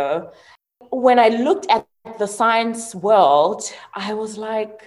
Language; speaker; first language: English; non-native, local second language; Xhosa